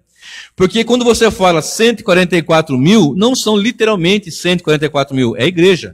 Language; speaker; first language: Portuguese; native; Portuguese